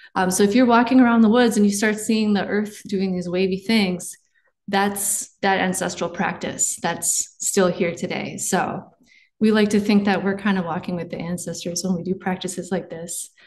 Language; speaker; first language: English; native; English